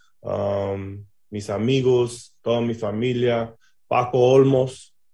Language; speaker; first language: Spanish; early bilingual, heritage; English